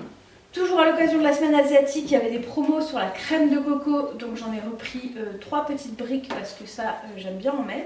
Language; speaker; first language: French; native; French